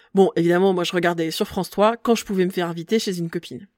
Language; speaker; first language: French; native; French